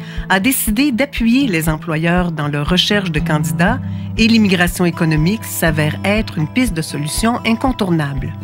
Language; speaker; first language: French; native; French